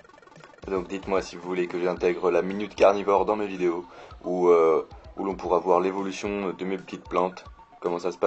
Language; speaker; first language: French; native; French